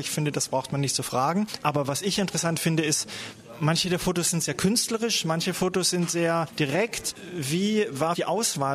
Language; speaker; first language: German; native; German